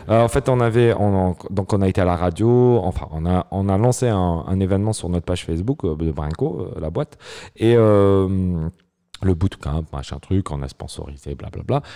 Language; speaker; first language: French; non-native, local second language; Arabic